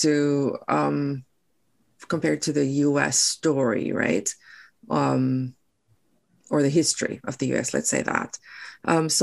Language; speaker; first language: English; non-native, local second language; Afrikaans